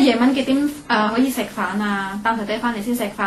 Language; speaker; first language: Cantonese; native; Cantonese